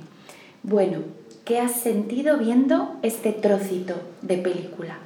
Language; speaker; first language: Spanish; native; Spanish